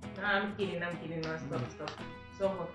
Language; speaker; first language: English; non-native, learner; Spanish